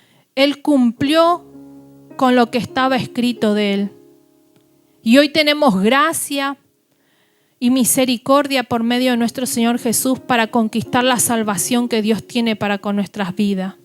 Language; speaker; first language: Spanish; native; Spanish